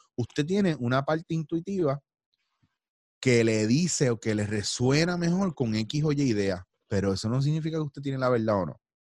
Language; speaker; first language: Spanish; native; Spanish